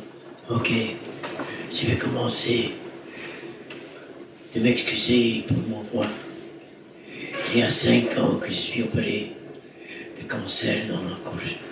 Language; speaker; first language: French; non-native, fluent; Dutch